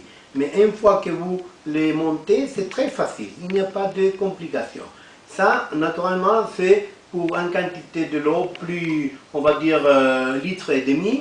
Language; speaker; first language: French; non-native, fluent; Spanish